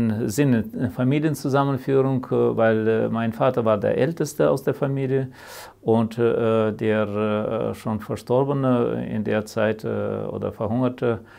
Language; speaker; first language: German; early bilingual, heritage; German